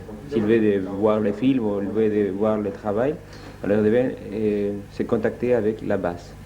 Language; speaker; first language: French; non-native, learner; Spanish